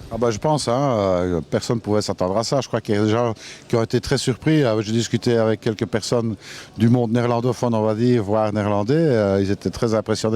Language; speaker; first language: French; native; French